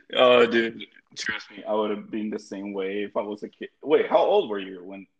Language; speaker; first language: English; early bilingual, other home language; Spanish